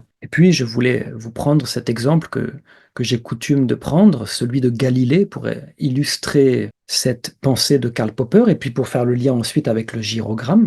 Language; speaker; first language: French; native; French